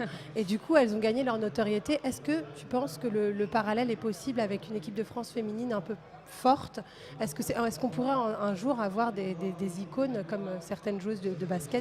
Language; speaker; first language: French; native; French